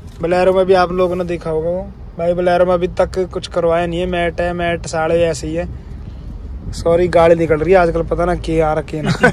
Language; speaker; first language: Hindi; native; Hindi